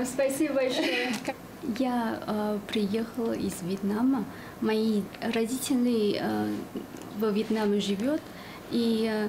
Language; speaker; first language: Russian; non-native, learner; Vietnamese